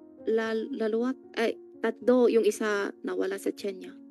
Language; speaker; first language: Filipino; non-native, learner; Chinese